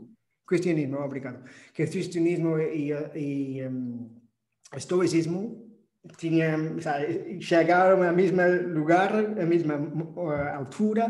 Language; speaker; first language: Portuguese; non-native, fluent; English